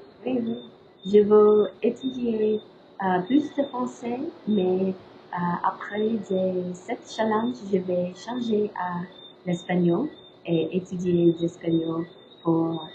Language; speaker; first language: French; non-native, learner; English